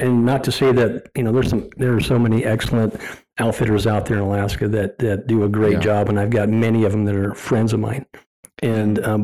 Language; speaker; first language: English; native; English